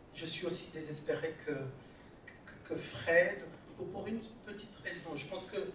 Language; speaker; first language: French; non-native, local second language; Swahili